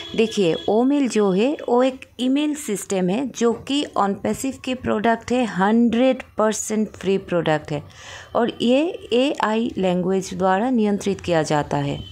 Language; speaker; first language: Hindi; non-native, local second language; Bangla